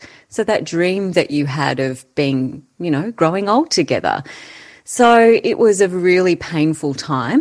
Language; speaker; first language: English; native; English